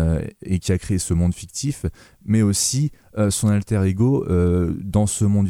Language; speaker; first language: French; native; French